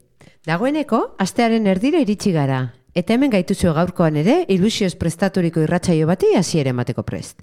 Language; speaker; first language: Basque; native; Basque